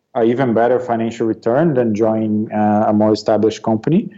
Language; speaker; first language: English; non-native, fluent; Portuguese